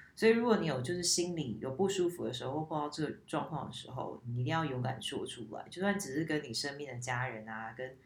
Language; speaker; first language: Chinese; non-native, fluent; English